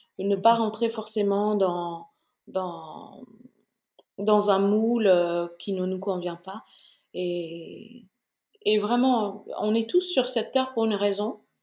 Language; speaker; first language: French; non-native, local second language; Bambara